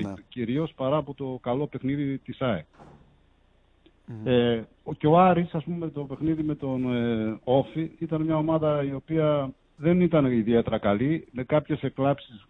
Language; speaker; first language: Greek; native; Greek